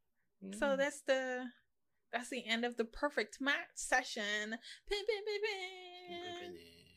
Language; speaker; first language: English; non-native, local second language; Yoruba